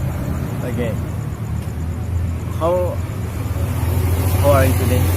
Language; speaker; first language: English; non-native, learner; Indonesian